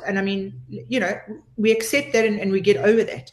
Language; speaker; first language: English; native; English